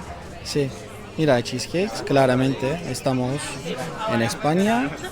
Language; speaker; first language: Spanish; non-native, fluent; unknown